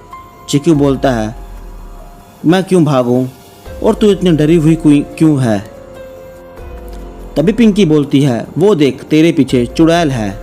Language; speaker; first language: Hindi; native; Hindi